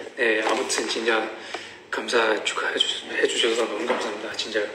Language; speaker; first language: Korean; non-native, fluent; Chinese